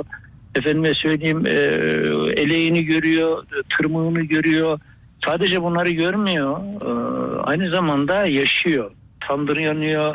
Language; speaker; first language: Turkish; native; Turkish